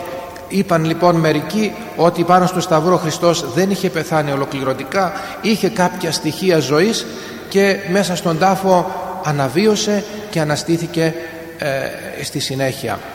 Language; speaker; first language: Greek; native; Greek